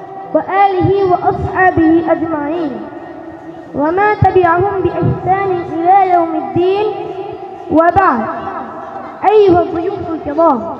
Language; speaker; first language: Arabic; non-native, learner; Bangla